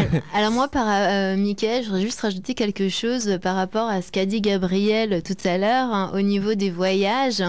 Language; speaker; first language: French; native; French